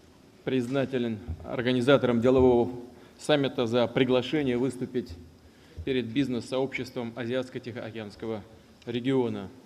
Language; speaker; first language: Russian; native; Russian